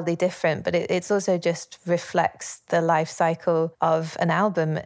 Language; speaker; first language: English; native; English